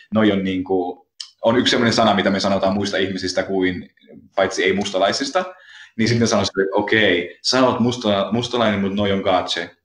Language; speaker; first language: Finnish; native; Finnish